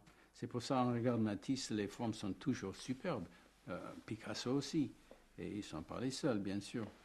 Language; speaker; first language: French; non-native, fluent; English